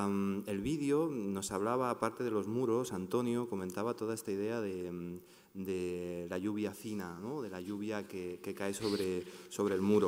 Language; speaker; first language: Spanish; native; Spanish